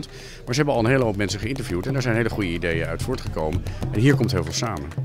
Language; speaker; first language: Dutch; native; Dutch